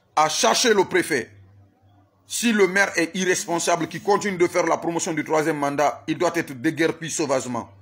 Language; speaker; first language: French; non-native, local second language; Susu